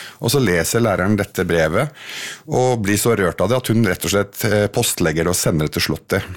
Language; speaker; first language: Norwegian; early bilingual, other home language; Arabic